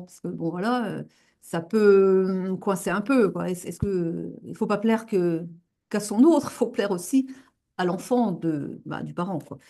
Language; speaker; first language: French; native; French